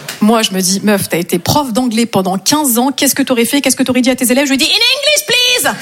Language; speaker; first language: French; native; French